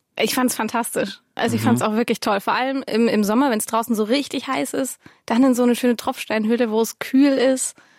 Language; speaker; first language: German; native; German